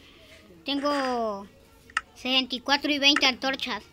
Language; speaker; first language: Spanish; native; Spanish